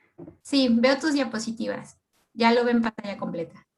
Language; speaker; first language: Spanish; native; Spanish